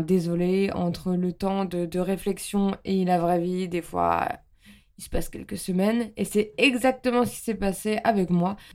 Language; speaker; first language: French; native; French